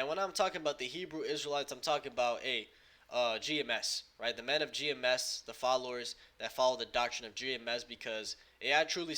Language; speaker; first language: English; native; English